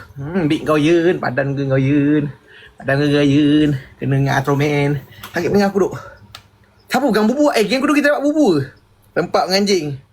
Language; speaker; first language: Malay; native; Malay